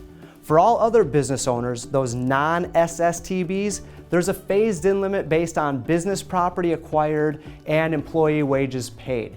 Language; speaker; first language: English; native; English